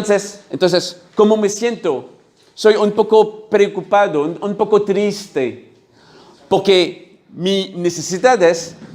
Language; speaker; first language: Spanish; non-native, learner; French